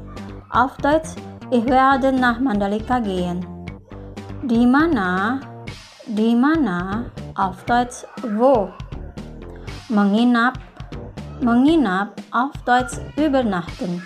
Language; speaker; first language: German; non-native, fluent; Indonesian